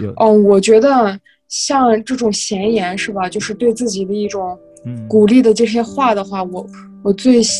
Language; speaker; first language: Chinese; non-native, local second language; Kazakh